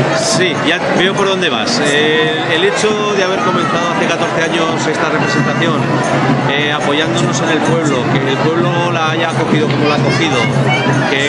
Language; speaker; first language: Spanish; native; Spanish